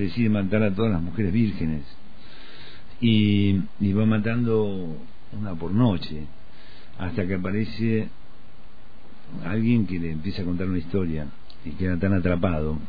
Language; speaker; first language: Spanish; native; Spanish